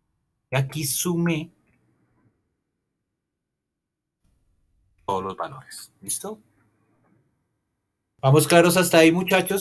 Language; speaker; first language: Spanish; native; Spanish